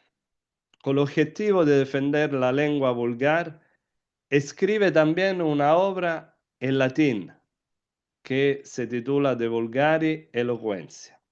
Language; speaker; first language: Spanish; non-native, fluent; Italian